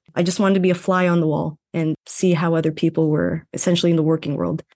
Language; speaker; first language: English; non-native, fluent; Filipino